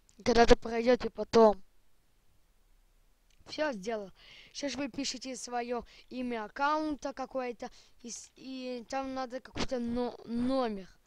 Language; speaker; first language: Russian; early bilingual, heritage; Russian